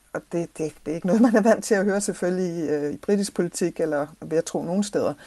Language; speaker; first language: Danish; non-native, fluent; English